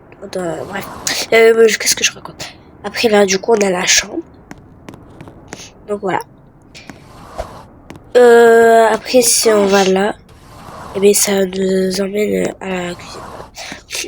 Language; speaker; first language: French; native; French